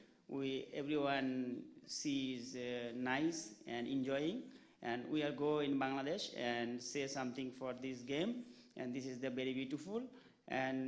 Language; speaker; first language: English; non-native, local second language; Bangla